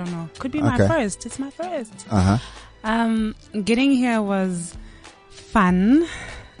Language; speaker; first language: English; non-native, local second language; Xhosa